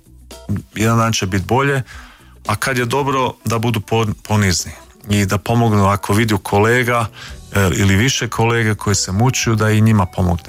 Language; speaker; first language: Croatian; early bilingual, heritage; Croatian